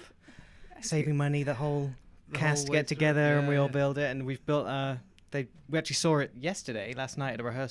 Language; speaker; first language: English; native; English